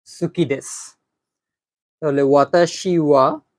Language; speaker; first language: Japanese; non-native, fluent; Bangla